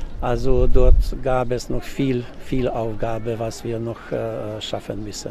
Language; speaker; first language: German; non-native, local second language; Hungarian